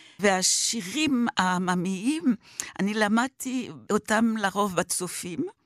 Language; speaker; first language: Hebrew; non-native, fluent; French